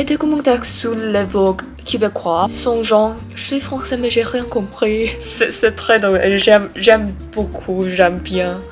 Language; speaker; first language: French; non-native, learner; Thai